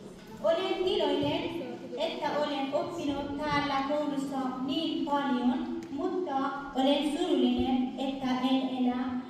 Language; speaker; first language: Finnish; non-native, fluent; Persian